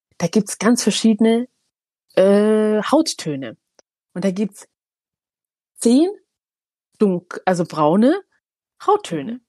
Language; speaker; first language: German; early bilingual, other home language; Tigrinya